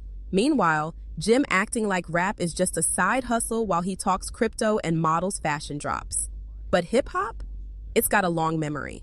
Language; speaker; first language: English; native; English